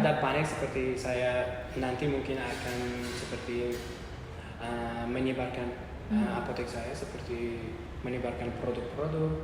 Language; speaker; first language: Indonesian; non-native, learner; Uzbek